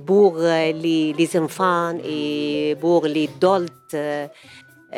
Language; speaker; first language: French; non-native, learner; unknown